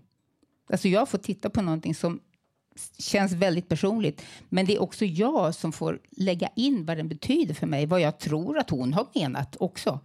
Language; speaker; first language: Swedish; native; Swedish